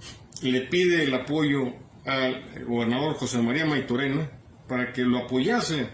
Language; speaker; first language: Spanish; native; Spanish